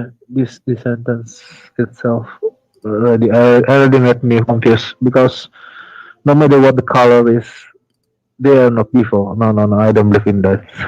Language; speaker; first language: English; non-native, learner; Indonesian